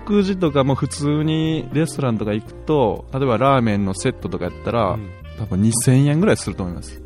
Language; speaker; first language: Japanese; native; Japanese